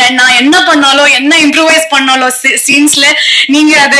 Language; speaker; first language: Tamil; non-native, learner; Kannada